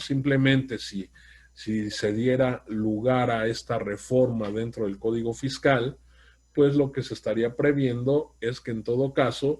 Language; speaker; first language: Spanish; native; Spanish